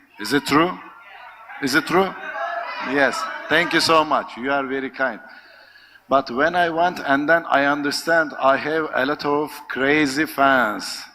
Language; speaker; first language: English; non-native, learner; Turkish